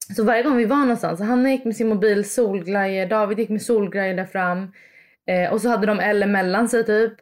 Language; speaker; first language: Swedish; early bilingual, other home language; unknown